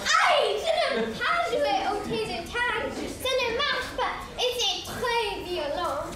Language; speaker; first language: French; non-native, learner; English